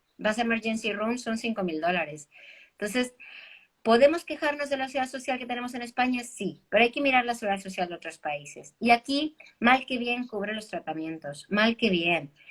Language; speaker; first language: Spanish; early bilingual, heritage; Spanish